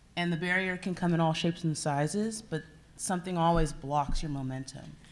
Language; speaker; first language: English; native; English